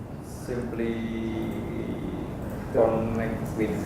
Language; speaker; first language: English; non-native, learner; Indonesian